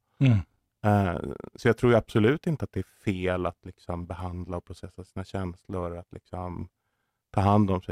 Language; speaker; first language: Swedish; native; Swedish